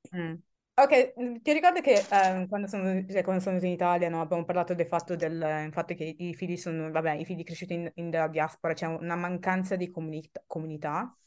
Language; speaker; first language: Italian; early bilingual, other home language; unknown